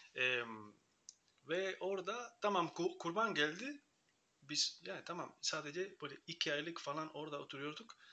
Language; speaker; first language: Turkish; non-native, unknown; Spanish